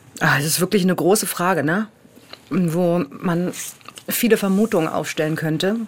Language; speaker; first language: German; native; German